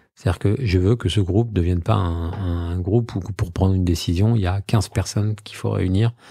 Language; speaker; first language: French; native; French